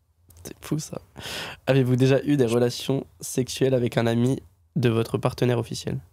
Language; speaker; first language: French; native; French